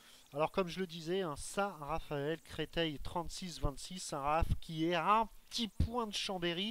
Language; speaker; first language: French; native; French